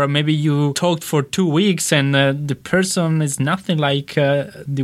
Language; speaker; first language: English; non-native, fluent; Italian